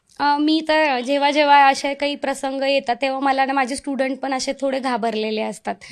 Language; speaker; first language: Marathi; non-native, local second language; Hindi